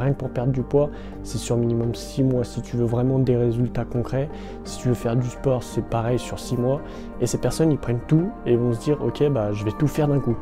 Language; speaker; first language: French; native; French